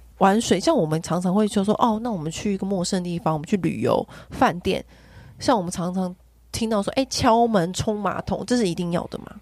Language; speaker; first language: Chinese; native; Chinese